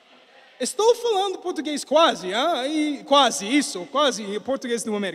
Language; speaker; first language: Portuguese; non-native, learner; English